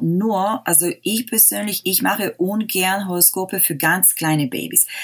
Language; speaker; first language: German; non-native, fluent; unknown